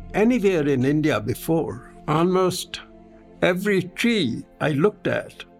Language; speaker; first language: English; non-native, local second language; Punjabi